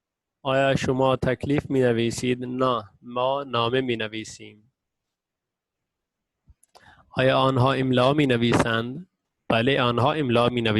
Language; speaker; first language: Persian; non-native, fluent; Urdu